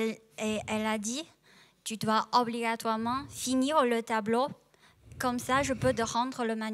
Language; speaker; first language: French; non-native, fluent; Chinese